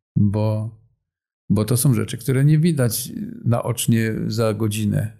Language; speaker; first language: Polish; native; Polish